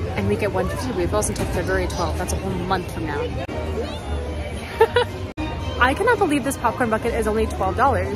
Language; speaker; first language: English; native; English